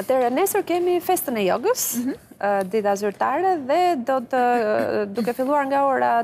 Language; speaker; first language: Albanian; native; Albanian